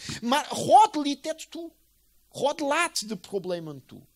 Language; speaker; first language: Dutch; non-native, fluent; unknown